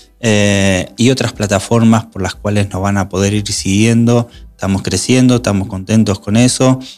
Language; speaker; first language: Spanish; native; Spanish